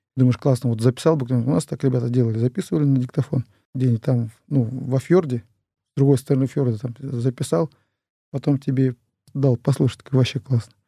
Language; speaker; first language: Russian; non-native, local second language; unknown